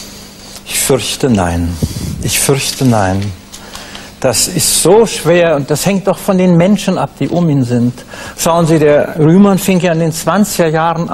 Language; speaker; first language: German; native; German